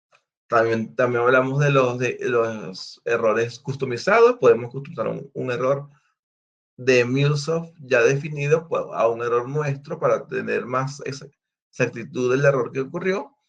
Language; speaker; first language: Spanish; native; Spanish